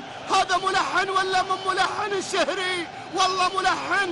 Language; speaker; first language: Arabic; native; Arabic